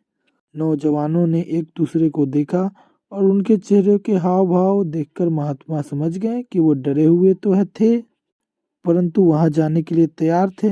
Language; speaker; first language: Hindi; native; Hindi